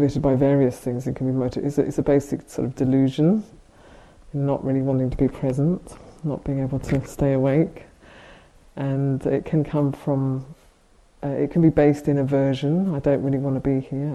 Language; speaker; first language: English; native; English